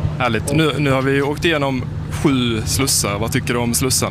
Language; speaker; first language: Swedish; native; Swedish